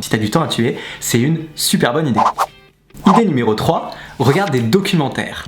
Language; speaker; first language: French; native; French